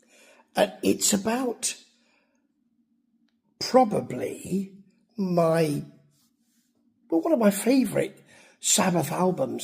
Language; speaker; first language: English; native; English